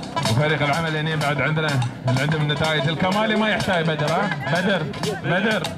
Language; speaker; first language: Arabic; native; Arabic